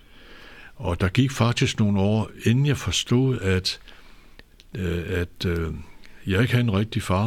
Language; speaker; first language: Danish; native; Danish